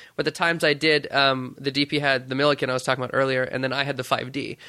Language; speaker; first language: English; native; English